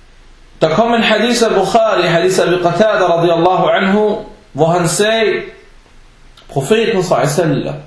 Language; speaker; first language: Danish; non-native, fluent; Arabic